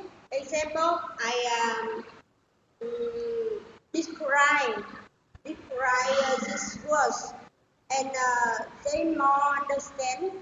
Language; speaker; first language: English; non-native, learner; Vietnamese